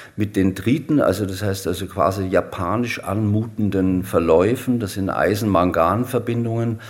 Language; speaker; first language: German; native; German